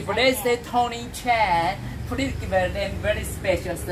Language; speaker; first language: English; non-native, fluent; Chinese